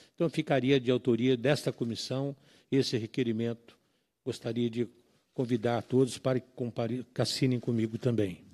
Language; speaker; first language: Portuguese; native; Portuguese